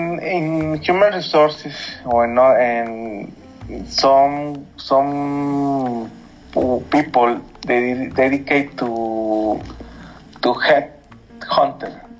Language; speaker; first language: English; non-native, learner; Spanish